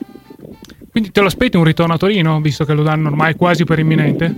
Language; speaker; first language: Italian; native; Italian